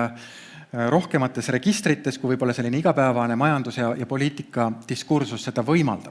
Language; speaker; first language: Estonian; native; Estonian